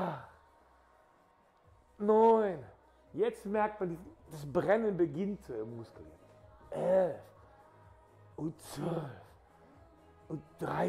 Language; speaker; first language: German; native; German